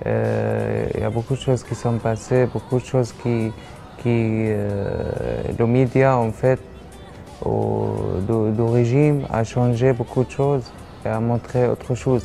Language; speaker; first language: French; non-native, learner; Arabic